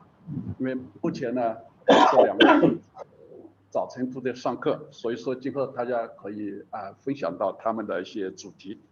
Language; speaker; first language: Chinese; native; Chinese